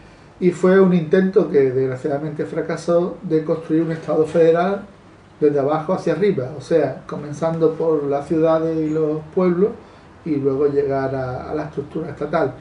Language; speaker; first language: Spanish; native; Spanish